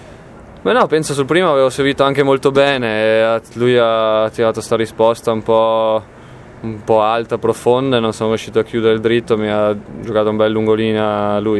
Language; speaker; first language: Italian; non-native, local second language; German